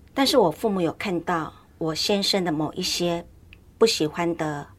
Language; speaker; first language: Chinese; native; Chinese